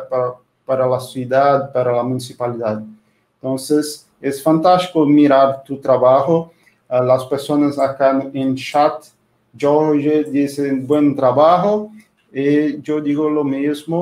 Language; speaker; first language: Spanish; non-native, fluent; Portuguese